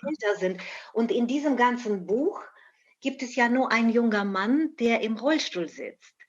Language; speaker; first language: German; non-native, fluent; Russian